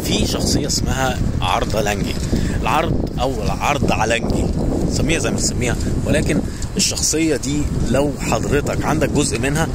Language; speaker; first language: Arabic; native; Arabic